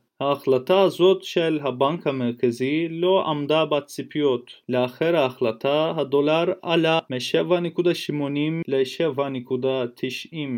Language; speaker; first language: Hebrew; non-native, fluent; Turkish